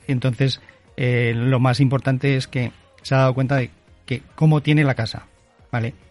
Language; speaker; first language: Spanish; native; Spanish